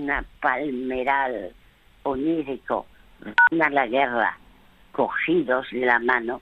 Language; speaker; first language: Spanish; early bilingual, other home language; French